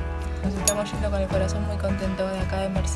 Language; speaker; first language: Spanish; native; Spanish